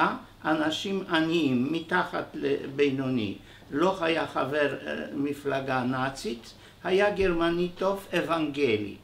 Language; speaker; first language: Hebrew; non-native, fluent; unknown